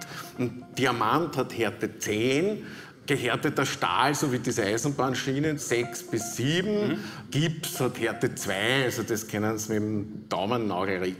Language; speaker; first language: German; native; German